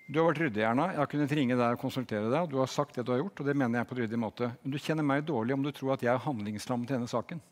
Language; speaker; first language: Norwegian; native; Norwegian